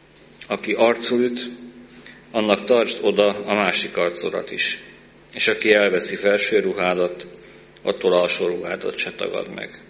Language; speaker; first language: Hungarian; native; Hungarian